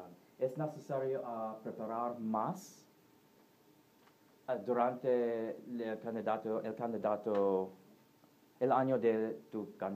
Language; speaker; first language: Spanish; non-native, learner; English